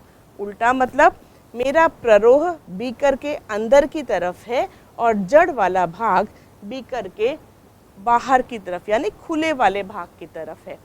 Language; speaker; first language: Hindi; native; Hindi